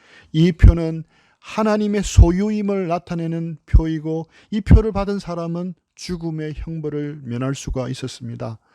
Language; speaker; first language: Korean; native; Korean